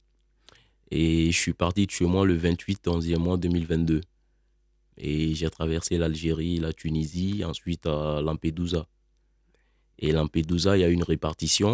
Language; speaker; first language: French; non-native, local second language; Bambara